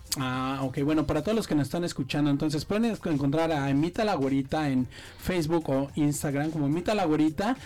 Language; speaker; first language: Spanish; native; Spanish